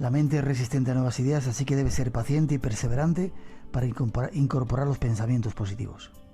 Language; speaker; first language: Spanish; native; Spanish